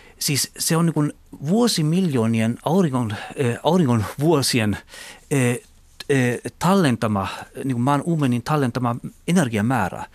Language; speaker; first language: Finnish; non-native, local second language; Swedish